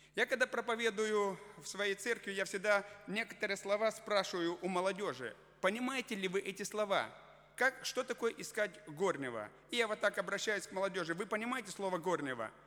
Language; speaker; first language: Russian; native; Russian